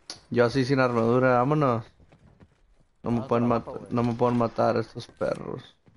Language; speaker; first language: Spanish; early bilingual, heritage; Spanish